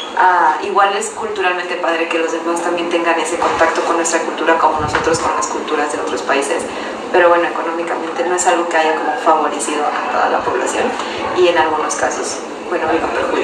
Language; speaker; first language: Spanish; native; Spanish